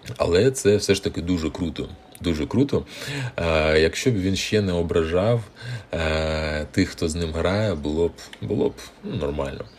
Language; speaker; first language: Ukrainian; non-native, local second language; Russian